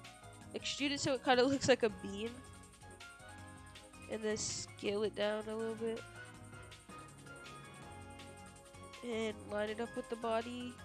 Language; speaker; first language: English; native; English